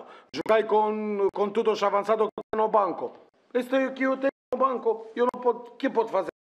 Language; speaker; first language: Portuguese; non-native, learner; Romanian